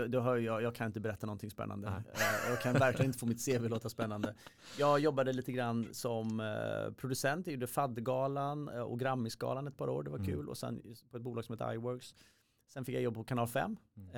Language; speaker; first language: Swedish; native; Swedish